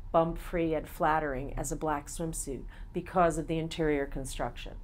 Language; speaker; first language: English; native; English